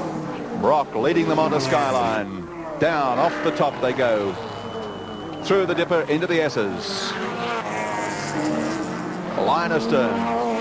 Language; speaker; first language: English; native; English